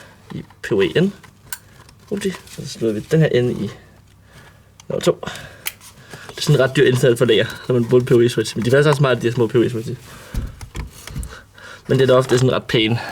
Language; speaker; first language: Danish; native; Danish